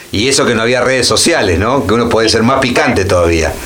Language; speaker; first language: Spanish; native; Spanish